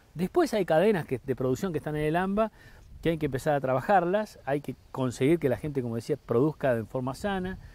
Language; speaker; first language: Spanish; native; Spanish